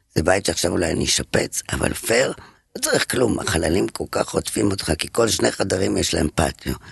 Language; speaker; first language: Hebrew; non-native, fluent; French